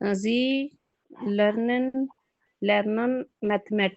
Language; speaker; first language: German; non-native, learner; Urdu